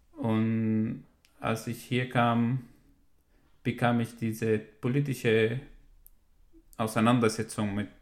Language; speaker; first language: German; non-native, fluent; Arabic